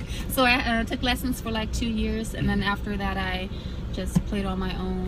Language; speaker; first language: English; early bilingual, other home language; German